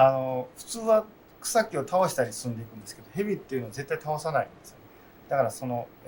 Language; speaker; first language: Japanese; native; Japanese